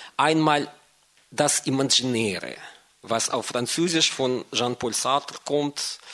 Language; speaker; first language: German; non-native, fluent; Russian